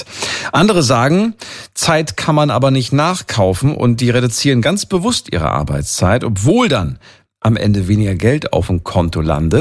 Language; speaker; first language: German; native; German